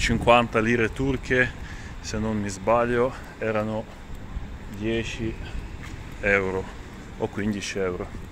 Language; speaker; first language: Italian; non-native, fluent; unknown